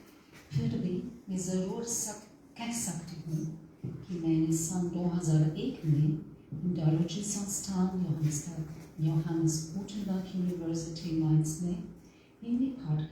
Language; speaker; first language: Hindi; non-native, fluent; German